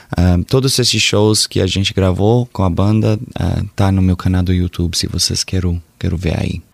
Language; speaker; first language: Portuguese; early bilingual, heritage; Portuguese